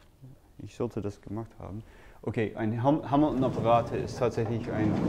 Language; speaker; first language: German; non-native, fluent; English